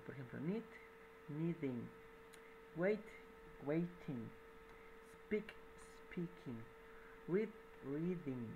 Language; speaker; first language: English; non-native, fluent; Spanish